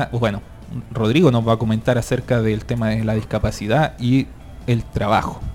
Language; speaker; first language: Spanish; native; Spanish